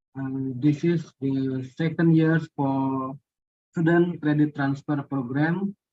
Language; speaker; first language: English; non-native, learner; Indonesian